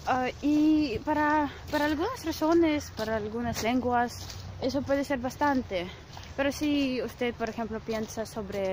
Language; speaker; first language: Spanish; non-native, fluent; Russian